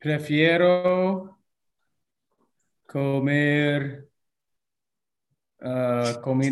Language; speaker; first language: Spanish; non-native, learner; English